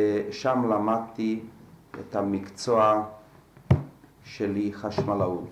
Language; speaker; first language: Hebrew; non-native, fluent; Slovak